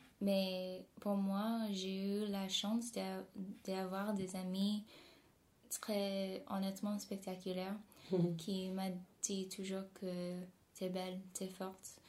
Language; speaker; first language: French; non-native, fluent; English